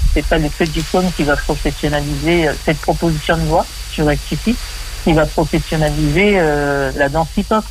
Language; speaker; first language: French; early bilingual, other home language; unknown